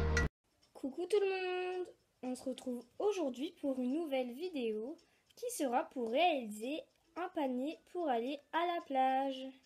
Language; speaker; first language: French; native; French